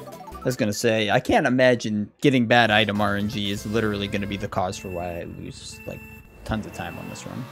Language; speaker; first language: English; native; English